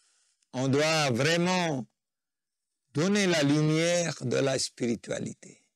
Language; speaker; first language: French; non-native, fluent; Nepali